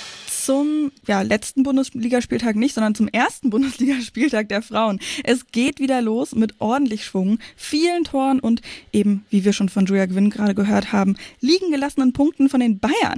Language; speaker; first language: German; native; German